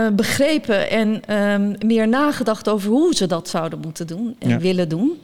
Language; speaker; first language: Dutch; early bilingual, other home language; Turkish